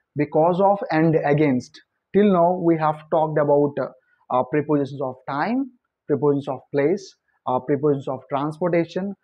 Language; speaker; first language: English; non-native, local second language; Telugu